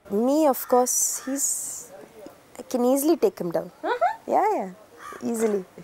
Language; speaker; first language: English; non-native, local second language; Malayalam